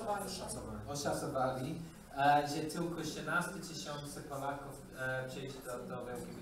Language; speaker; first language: Polish; non-native, learner; English